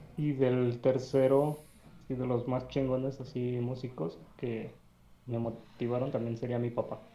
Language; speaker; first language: Spanish; native; Spanish